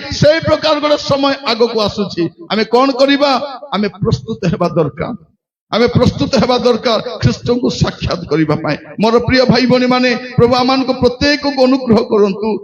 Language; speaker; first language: Odia; non-native, local second language; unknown